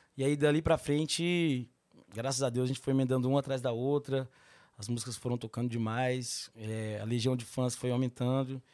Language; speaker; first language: Portuguese; native; Portuguese